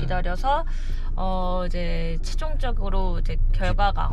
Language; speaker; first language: Korean; native; Korean